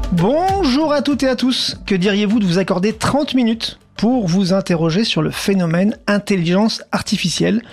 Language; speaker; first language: French; native; French